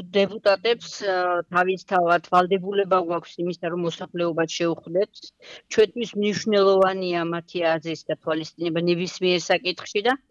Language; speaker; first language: Georgian; native; Georgian